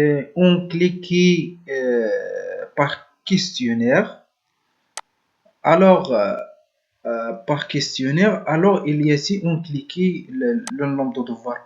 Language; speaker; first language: French; non-native, learner; Arabic